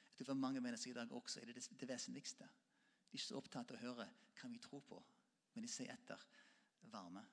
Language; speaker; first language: Norwegian; non-native, fluent; English